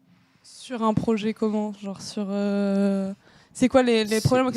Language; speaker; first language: French; native; French